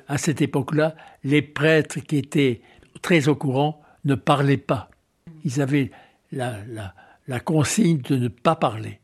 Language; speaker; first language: French; native; French